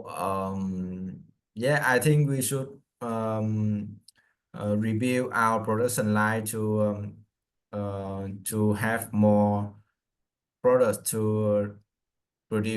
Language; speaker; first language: English; non-native, learner; Vietnamese